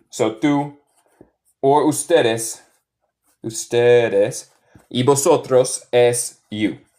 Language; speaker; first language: Spanish; non-native, fluent; English